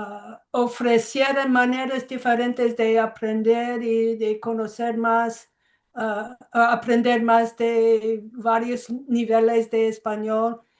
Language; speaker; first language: Spanish; non-native, fluent; English